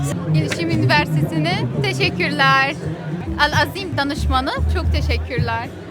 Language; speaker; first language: Turkish; non-native, learner; Arabic